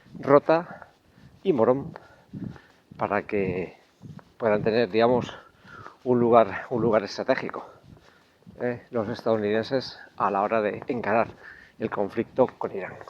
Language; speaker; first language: Spanish; native; Spanish